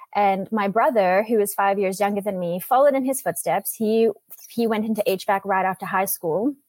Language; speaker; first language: English; native; English